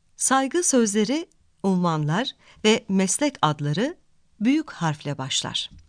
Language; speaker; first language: Turkish; native; Turkish